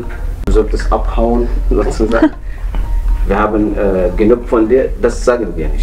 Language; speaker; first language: German; non-native, fluent; Arabic